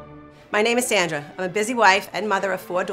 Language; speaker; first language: English; native; English